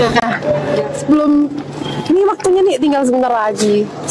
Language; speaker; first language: Indonesian; native; Indonesian